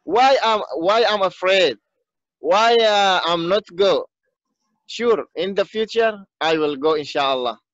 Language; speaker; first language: English; non-native, learner; Arabic